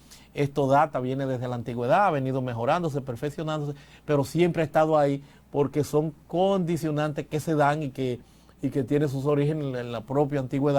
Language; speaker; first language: Spanish; native; Spanish